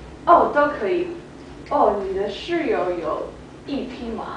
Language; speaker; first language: Chinese; non-native, learner; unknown